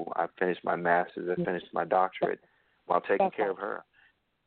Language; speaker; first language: English; native; English